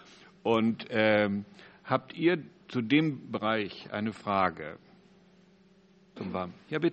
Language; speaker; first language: German; native; German